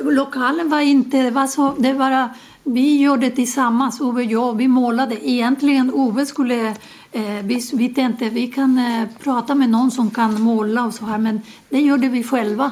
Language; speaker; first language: Swedish; non-native, learner; Spanish